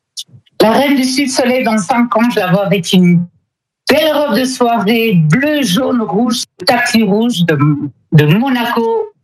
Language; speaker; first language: French; non-native, local second language; Lingala